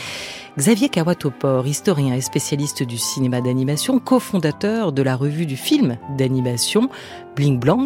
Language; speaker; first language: French; native; French